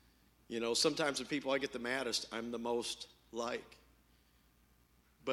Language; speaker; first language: English; native; English